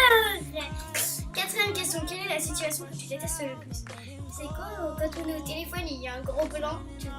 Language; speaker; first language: French; native; French